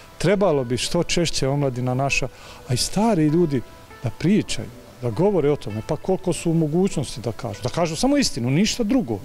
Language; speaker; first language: Serbian; native; Serbian